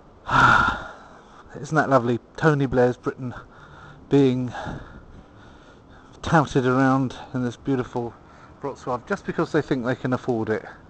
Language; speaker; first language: English; native; English